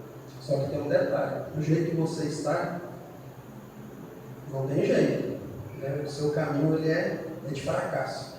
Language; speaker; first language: Portuguese; native; Portuguese